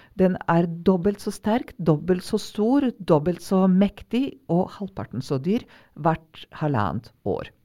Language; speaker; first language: Norwegian; non-native, fluent; Hungarian